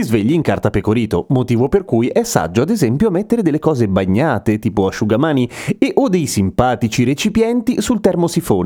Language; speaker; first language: Italian; native; Italian